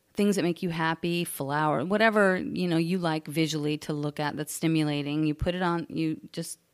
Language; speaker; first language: English; native; English